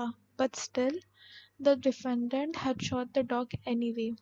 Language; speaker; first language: English; non-native, local second language; Hindi